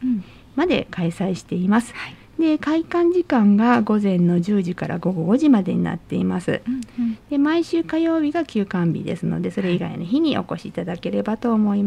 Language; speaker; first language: Japanese; native; Japanese